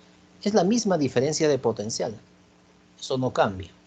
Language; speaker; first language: Spanish; native; Spanish